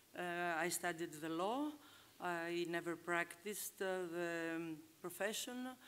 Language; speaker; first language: English; non-native, fluent; Greek